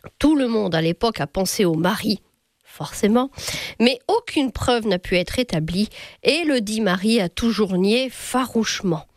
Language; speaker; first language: French; native; French